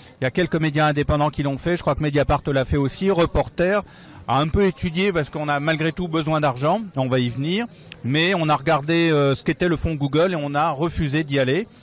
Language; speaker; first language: French; native; French